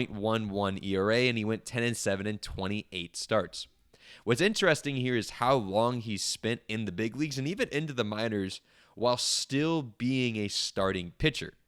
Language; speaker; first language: English; native; English